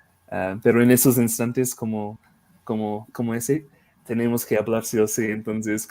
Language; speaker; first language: Spanish; non-native, fluent; English